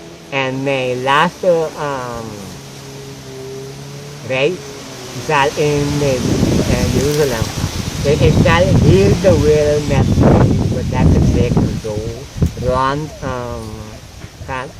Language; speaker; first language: Dutch; non-native, local second language; Papiamento